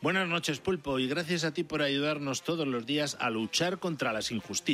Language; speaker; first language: Spanish; native; Spanish